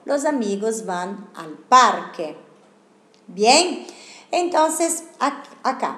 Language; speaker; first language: Spanish; non-native, fluent; Portuguese